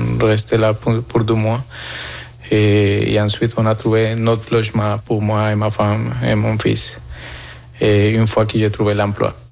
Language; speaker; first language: French; non-native, fluent; Spanish